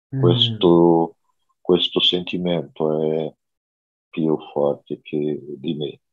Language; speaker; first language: Italian; non-native, fluent; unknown